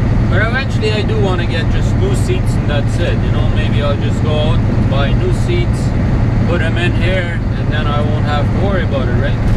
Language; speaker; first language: English; non-native, fluent; Low German